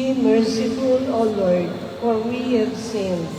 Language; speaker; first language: English; non-native, local second language; Filipino